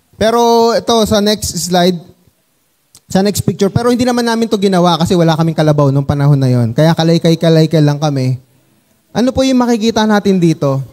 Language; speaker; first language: Filipino; non-native, local second language; Cebuano